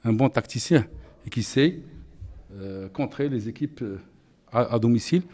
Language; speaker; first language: French; non-native, local second language; Arabic